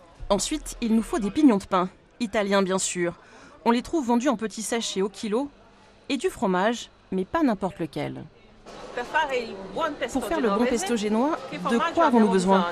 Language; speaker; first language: French; native; French